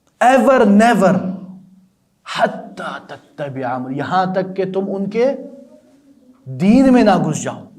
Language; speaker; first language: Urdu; non-native, local second language; Balti